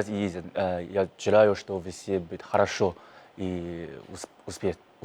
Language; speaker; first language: Russian; non-native, learner; Chinese